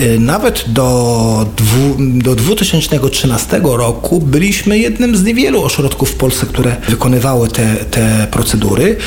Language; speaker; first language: Polish; non-native, fluent; Arabic